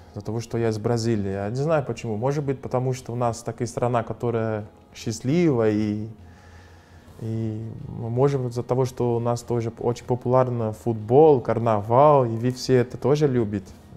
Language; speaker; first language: Russian; non-native, fluent; Portuguese